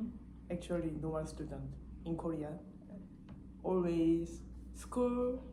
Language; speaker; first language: English; non-native, learner; Korean